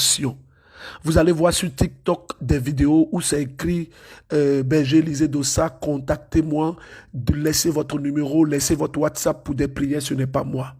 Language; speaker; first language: French; native; French